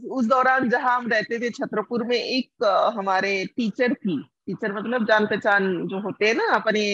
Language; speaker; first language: Hindi; non-native, local second language; Odia